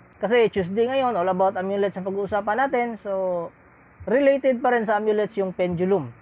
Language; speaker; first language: Filipino; non-native, local second language; Cebuano